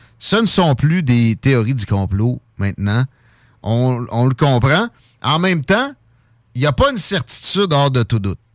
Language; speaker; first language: French; native; French